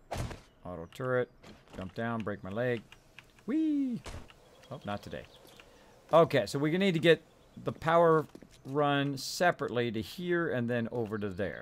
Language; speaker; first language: English; native; English